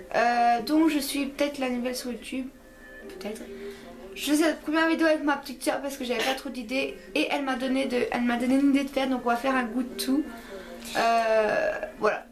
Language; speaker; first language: French; early bilingual, other home language; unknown